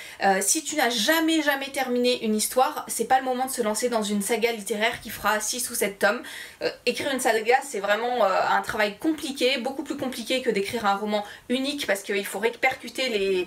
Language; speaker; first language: French; native; French